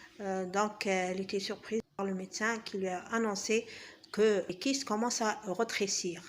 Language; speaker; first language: French; non-native, local second language; Arabic